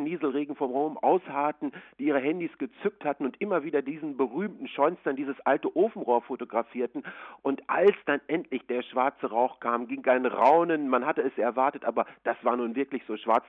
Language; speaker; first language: German; native; German